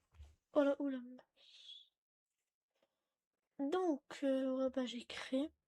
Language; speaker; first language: French; native; French